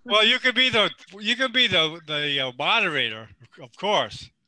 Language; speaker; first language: English; native; English